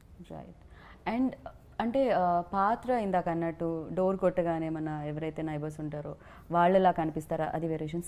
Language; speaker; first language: Telugu; native; Telugu